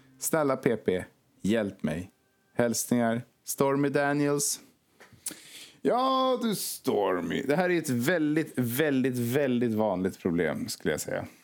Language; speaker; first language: Swedish; early bilingual, other home language; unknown